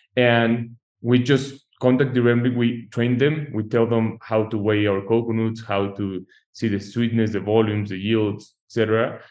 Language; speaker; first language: English; non-native, fluent; Spanish